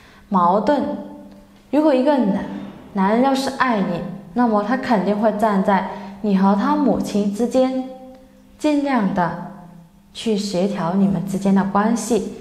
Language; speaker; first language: Chinese; native; Chinese